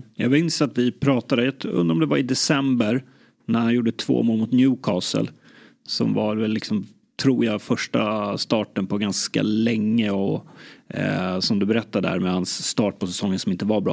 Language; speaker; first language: Swedish; native; Swedish